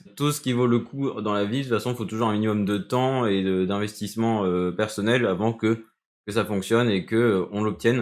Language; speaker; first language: French; native; French